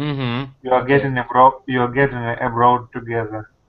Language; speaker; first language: English; non-native, learner; Russian